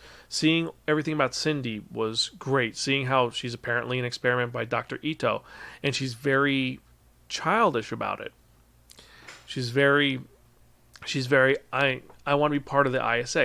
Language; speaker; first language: English; native; English